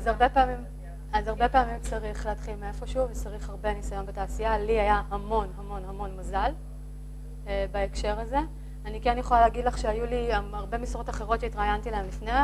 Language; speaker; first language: Hebrew; native; Hebrew